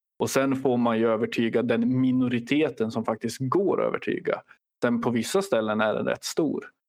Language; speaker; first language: Swedish; native; Swedish